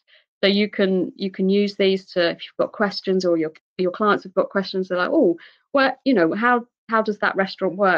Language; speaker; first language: English; native; English